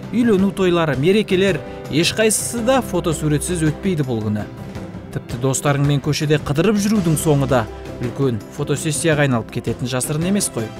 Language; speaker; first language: Kazakh; native; Kazakh